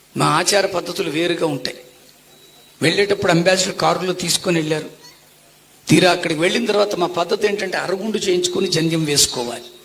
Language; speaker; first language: Telugu; non-native, local second language; Tamil